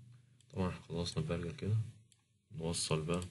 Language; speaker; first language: Arabic; native; Arabic